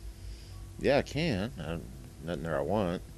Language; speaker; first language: English; native; English